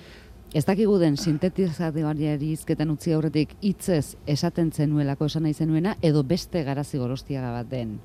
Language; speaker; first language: Basque; native; Basque